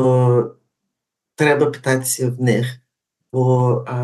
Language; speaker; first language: Ukrainian; early bilingual, heritage; Ukrainian